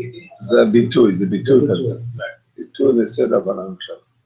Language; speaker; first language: Hebrew; non-native, fluent; English